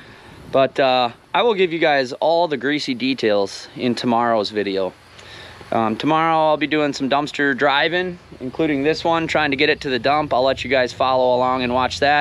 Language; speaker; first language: English; native; English